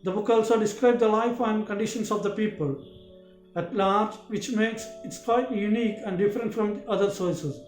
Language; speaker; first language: English; non-native, local second language; Malayalam